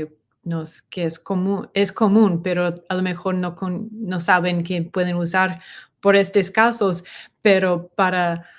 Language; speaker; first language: Spanish; non-native, learner; English